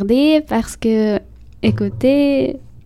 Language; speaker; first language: French; non-native, learner; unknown